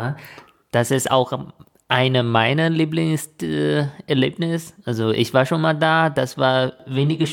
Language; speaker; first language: German; non-native, fluent; Chinese